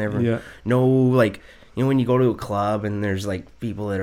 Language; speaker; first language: English; native; English